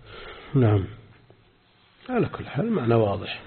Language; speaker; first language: Arabic; native; Arabic